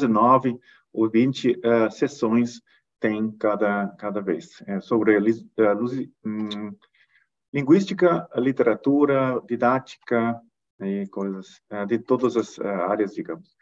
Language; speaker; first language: Portuguese; non-native, fluent; German